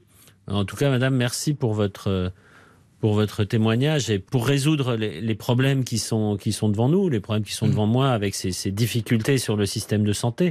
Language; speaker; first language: French; native; French